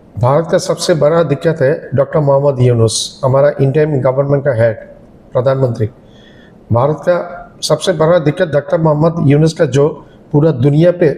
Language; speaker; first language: Hindi; non-native, learner; Bangla